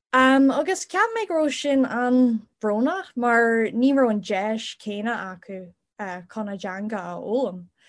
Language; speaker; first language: Irish; non-native, local second language; English